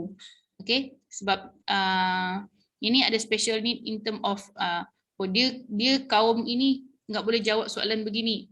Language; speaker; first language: Malay; native; Malay